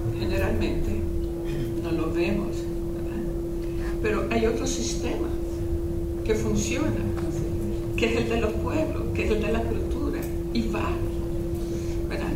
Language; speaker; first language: Spanish; non-native, local second language; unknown